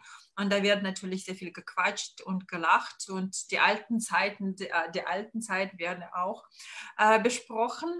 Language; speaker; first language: German; non-native, fluent; Russian